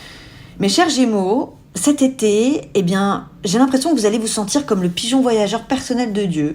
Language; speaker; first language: French; native; French